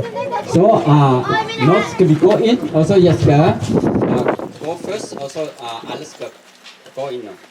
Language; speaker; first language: Norwegian; non-native, learner; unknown